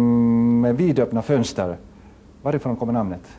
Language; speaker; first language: Swedish; non-native, local second language; Finnish